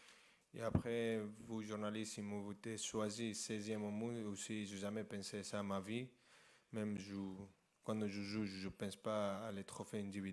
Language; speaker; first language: French; non-native, fluent; Spanish